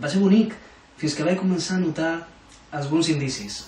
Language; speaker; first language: Catalan; non-native, local second language; Spanish